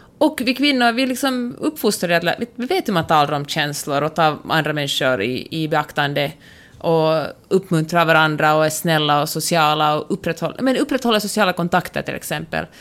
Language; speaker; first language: Swedish; native; Swedish